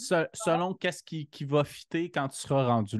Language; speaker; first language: French; native; French